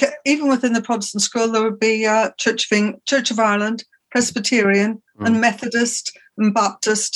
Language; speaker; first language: English; native; English